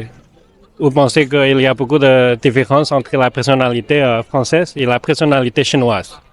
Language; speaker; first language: French; non-native, fluent; Chinese